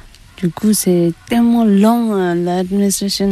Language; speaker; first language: French; non-native, learner; Tibetan